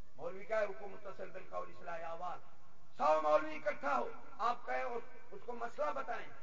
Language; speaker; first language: Urdu; non-native, local second language; Punjabi